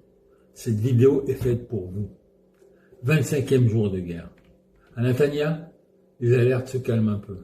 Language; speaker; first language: French; native; French